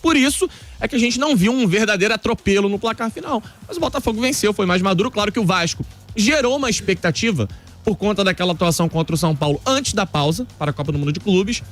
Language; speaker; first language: Portuguese; native; Portuguese